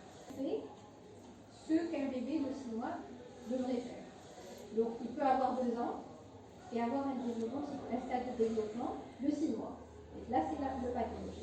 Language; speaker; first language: French; non-native, local second language; Arabic